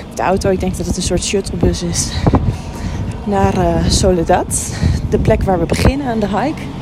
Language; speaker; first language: Dutch; native; Dutch